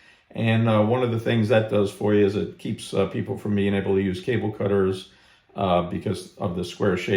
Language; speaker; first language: English; native; English